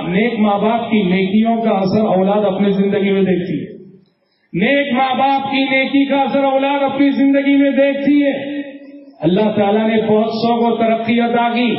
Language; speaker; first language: Urdu; native; Urdu